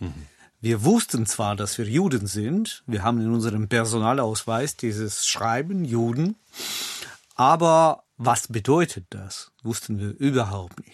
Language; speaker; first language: German; non-native, fluent; Russian